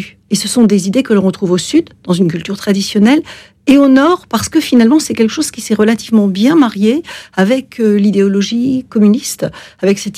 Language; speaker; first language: French; native; French